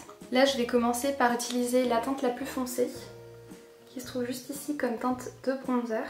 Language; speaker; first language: French; native; French